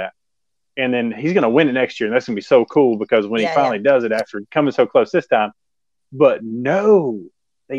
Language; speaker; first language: English; native; English